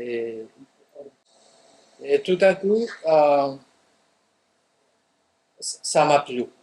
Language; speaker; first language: French; non-native, fluent; Japanese